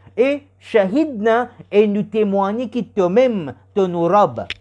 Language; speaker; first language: French; non-native, learner; Morisyen